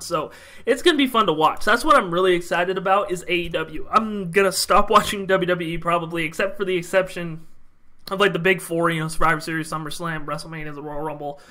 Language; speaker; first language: English; native; English